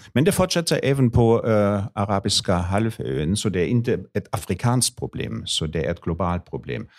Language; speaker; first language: Swedish; non-native, fluent; German